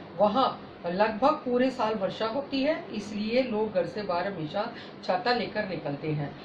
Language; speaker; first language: Hindi; native; Hindi